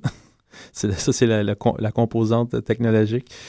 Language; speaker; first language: French; non-native, fluent; English